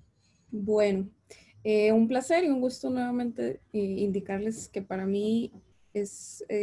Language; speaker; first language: Spanish; native; Spanish